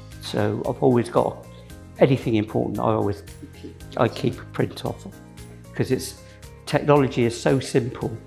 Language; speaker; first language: English; native; English